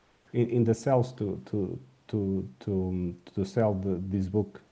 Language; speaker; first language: English; non-native, learner; Portuguese